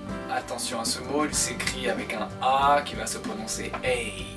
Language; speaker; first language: French; native; French